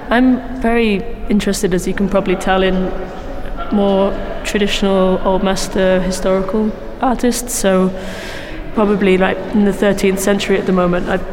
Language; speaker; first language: English; native; English